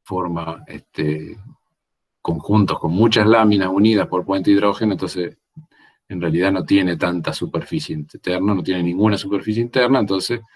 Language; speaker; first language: Spanish; native; Spanish